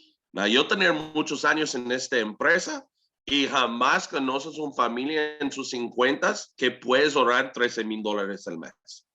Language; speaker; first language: Spanish; early bilingual, heritage; English